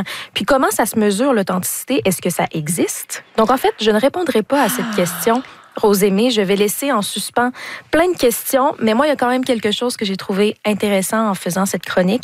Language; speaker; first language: French; native; French